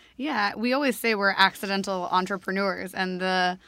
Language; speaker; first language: English; native; English